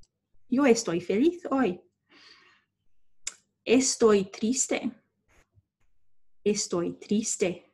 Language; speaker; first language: Spanish; non-native, fluent; English